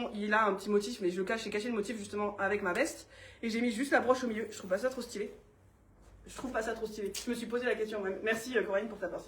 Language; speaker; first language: French; native; French